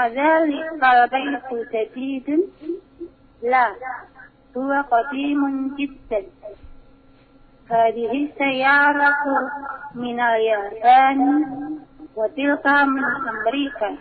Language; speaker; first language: Arabic; non-native, learner; Indonesian